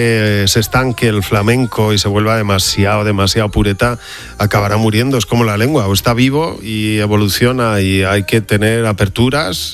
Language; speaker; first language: Spanish; native; Spanish